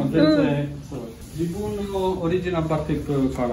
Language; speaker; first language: Japanese; non-native, learner; Italian